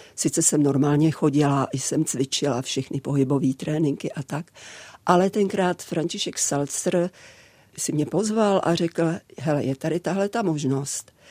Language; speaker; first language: Czech; native; Czech